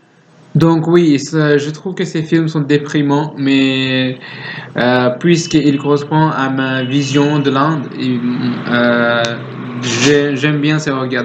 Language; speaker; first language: French; non-native, learner; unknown